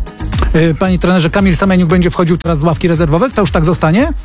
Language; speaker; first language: Polish; native; Polish